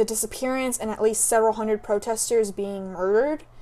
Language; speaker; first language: English; native; English